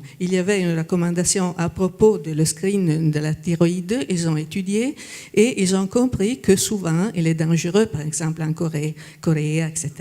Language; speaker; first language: French; non-native, fluent; Italian